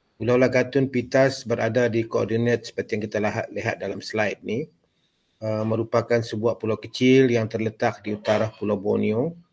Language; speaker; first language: Malay; native; Malay